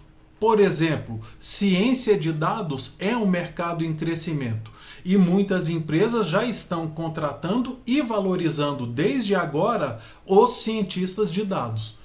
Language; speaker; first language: Portuguese; native; Portuguese